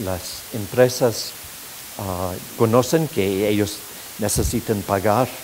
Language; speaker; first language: Spanish; non-native, fluent; English